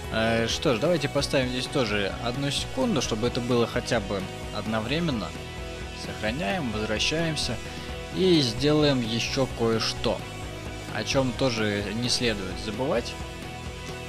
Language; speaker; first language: Russian; native; Russian